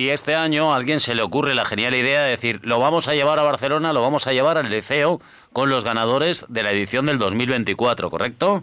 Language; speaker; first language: Spanish; native; Spanish